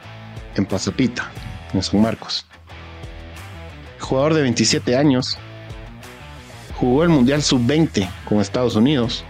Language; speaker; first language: Spanish; native; Spanish